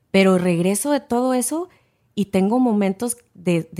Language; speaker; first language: Spanish; native; Spanish